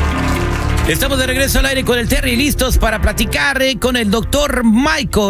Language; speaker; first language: Spanish; native; Spanish